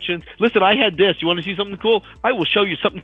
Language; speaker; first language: English; native; English